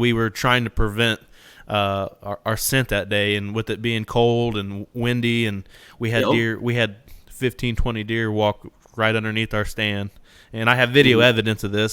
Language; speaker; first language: English; native; English